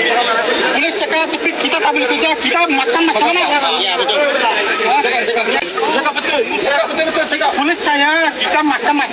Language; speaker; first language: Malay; non-native, learner; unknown